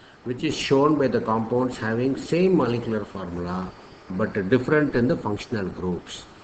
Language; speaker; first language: English; non-native, local second language; Tamil